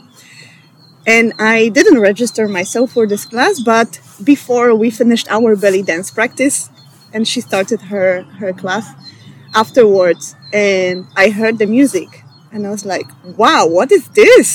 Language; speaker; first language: English; non-native, fluent; Polish